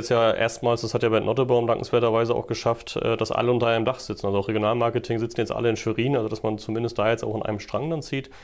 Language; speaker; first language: German; native; German